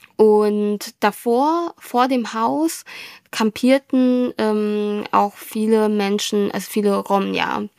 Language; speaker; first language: German; early bilingual, other home language; Vietnamese